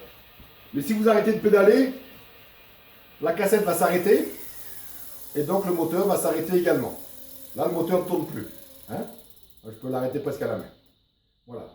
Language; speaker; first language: French; native; French